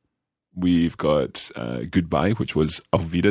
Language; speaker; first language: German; non-native, learner; English